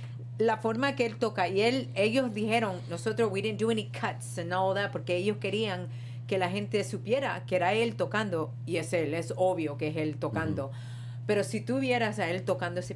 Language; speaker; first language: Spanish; early bilingual, heritage; Spanish